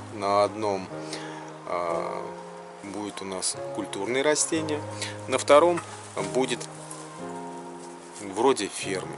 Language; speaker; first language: Russian; native; Russian